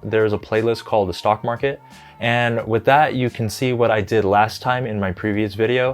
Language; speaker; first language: English; native; English